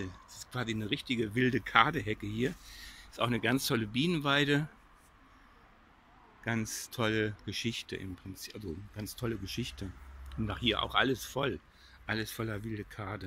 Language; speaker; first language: German; native; German